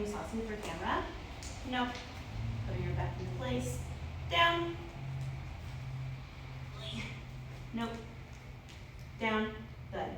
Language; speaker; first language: English; native; English